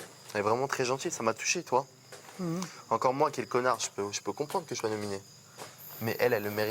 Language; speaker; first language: French; native; French